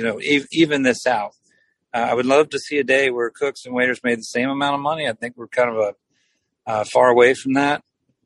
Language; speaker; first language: English; native; English